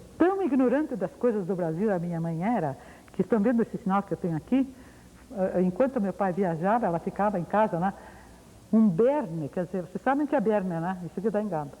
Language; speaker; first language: Portuguese; early bilingual, other home language; Ukrainian